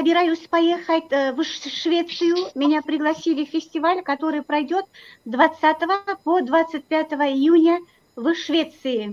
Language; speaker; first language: Russian; non-native, local second language; Kyrgyz